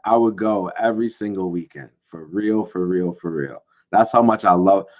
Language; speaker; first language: English; native; English